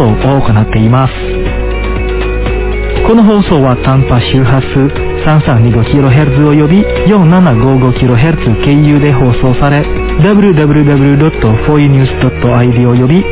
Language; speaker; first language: Japanese; non-native, fluent; Indonesian